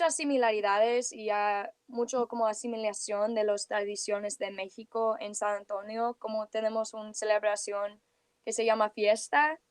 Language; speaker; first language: Spanish; early bilingual, heritage; Spanish